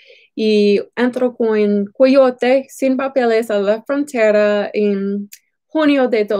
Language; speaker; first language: Spanish; non-native, fluent; English